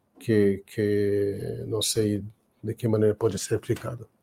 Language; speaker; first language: Portuguese; non-native, learner; Hebrew